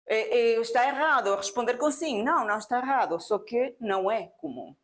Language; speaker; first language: Portuguese; non-native, fluent; Spanish